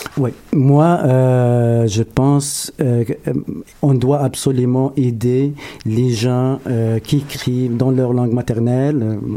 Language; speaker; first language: French; non-native, local second language; Arabic